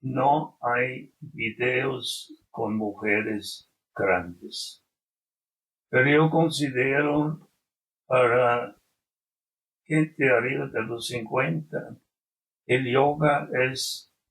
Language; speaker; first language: Spanish; non-native, fluent; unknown